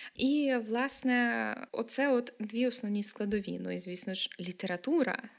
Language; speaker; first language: Ukrainian; native; Ukrainian